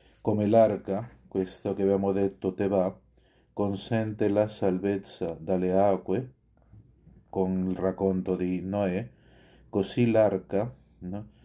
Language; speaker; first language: Italian; non-native, fluent; Spanish